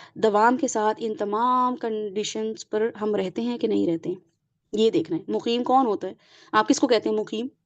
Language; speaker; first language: Urdu; native; Urdu